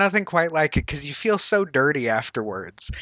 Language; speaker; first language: English; native; English